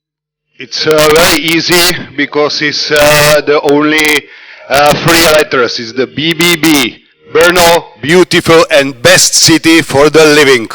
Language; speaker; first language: English; non-native, learner; Czech